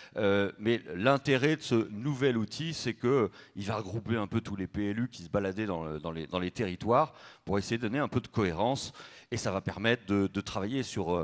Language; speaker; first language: French; native; French